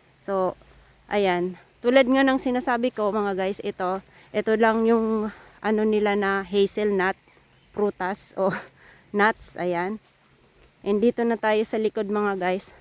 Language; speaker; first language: Filipino; native; Filipino